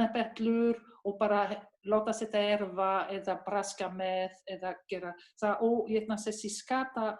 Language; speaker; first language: Icelandic; non-native, learner; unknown